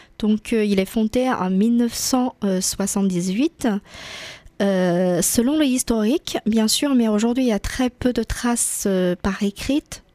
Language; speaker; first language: French; non-native, fluent; Chinese